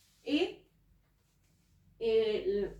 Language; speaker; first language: French; non-native, learner; Spanish